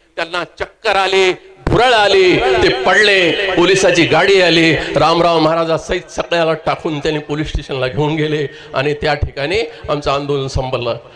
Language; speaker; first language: Marathi; non-native, local second language; Lambadi